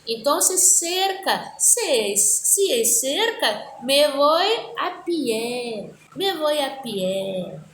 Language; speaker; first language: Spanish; non-native, fluent; Portuguese